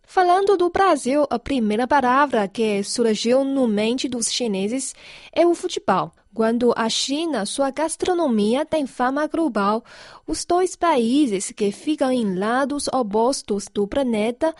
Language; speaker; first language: Portuguese; non-native, fluent; Chinese